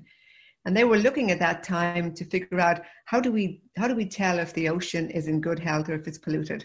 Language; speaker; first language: English; native; English